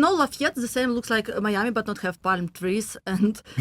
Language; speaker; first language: English; non-native, learner; Russian